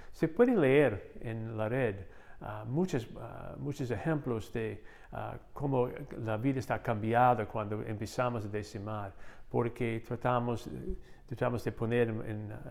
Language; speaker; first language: Spanish; non-native, fluent; English